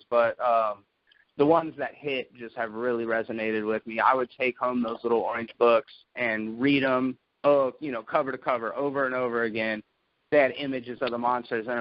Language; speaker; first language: English; native; English